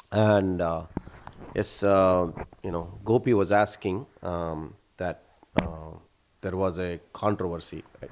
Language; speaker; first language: English; non-native, local second language; Telugu